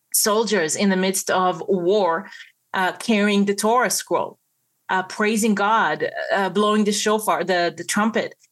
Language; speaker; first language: English; non-native, fluent; Hebrew